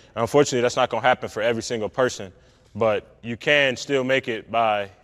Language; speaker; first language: English; native; English